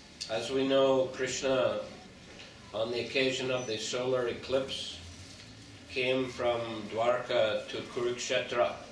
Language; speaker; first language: English; native; English